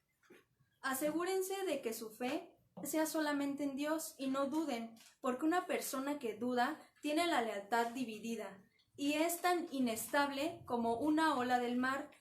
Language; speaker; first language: Spanish; native; Spanish